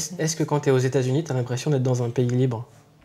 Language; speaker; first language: French; native; French